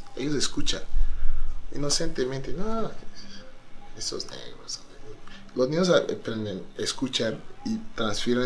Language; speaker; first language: Spanish; non-native, fluent; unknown